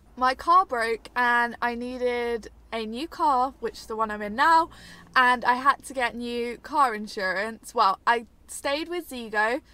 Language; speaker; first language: English; native; English